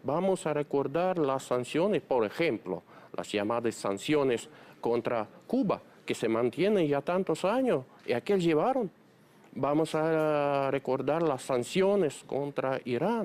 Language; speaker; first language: Spanish; non-native, fluent; Russian